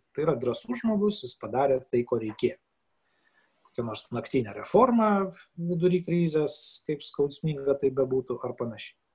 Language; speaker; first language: Lithuanian; native; Lithuanian